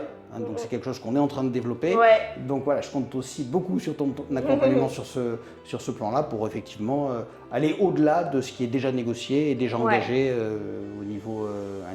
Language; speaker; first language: French; native; French